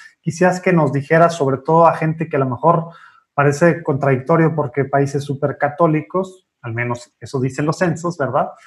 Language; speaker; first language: Spanish; native; Spanish